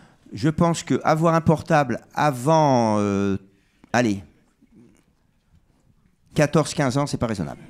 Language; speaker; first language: French; native; French